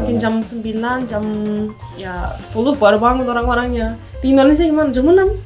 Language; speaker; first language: Indonesian; non-native, fluent; Turkish